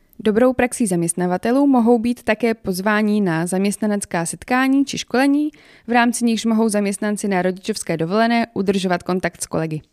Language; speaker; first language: Czech; native; Czech